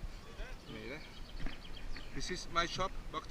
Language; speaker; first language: English; non-native, learner; Spanish